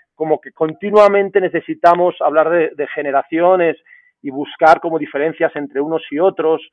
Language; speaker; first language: Spanish; native; Spanish